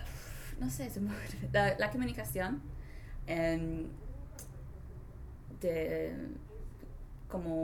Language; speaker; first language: Spanish; non-native, learner; English